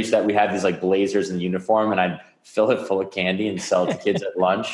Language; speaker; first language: English; native; English